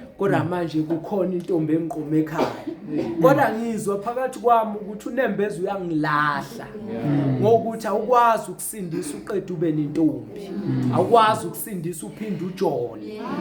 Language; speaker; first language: Zulu; native; Zulu